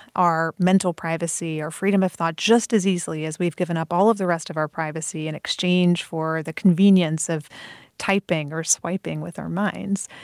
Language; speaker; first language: English; early bilingual, other home language; Persian